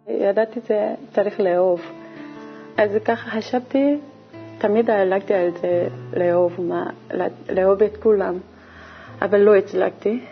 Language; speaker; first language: Hebrew; non-native, learner; Korean